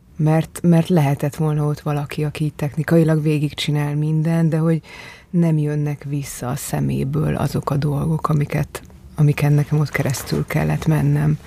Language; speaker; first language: Hungarian; native; Hungarian